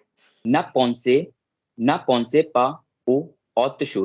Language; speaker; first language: French; non-native, learner; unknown